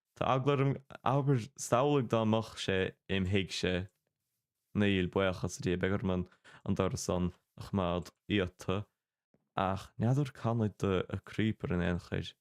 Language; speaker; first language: Irish; non-native, local second language; English